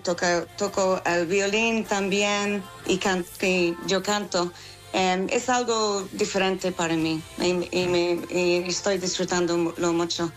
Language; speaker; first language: Spanish; non-native, learner; English